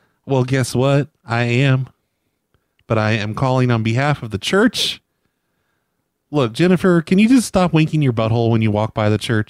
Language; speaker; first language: English; native; English